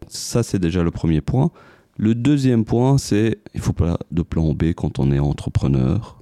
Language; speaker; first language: French; non-native, local second language; Arabic